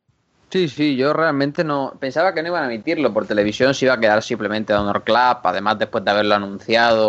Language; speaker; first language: Spanish; native; Spanish